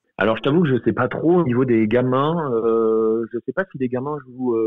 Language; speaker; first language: French; native; French